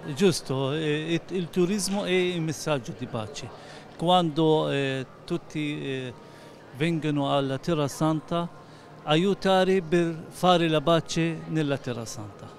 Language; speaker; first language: Italian; non-native, learner; Arabic